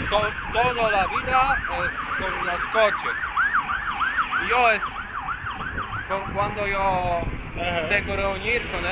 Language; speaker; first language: Spanish; non-native, learner; Polish